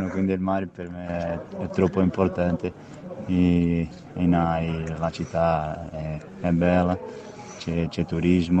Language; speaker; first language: Italian; non-native, fluent; Portuguese